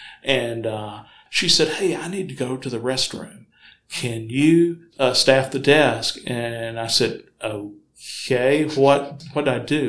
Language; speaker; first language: English; native; English